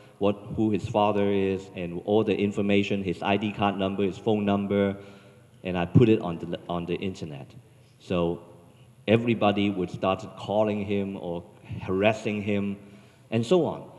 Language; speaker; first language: English; non-native, local second language; Cantonese